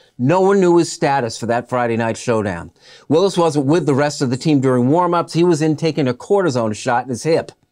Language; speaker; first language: English; native; English